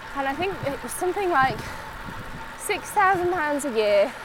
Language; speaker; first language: English; native; English